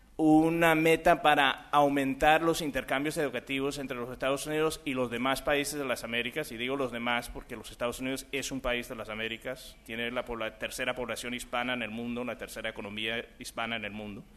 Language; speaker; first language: Spanish; early bilingual, other home language; English